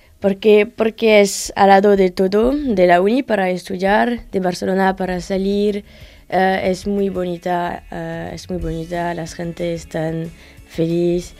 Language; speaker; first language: Spanish; non-native, learner; French